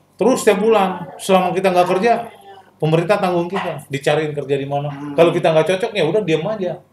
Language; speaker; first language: Indonesian; native; Indonesian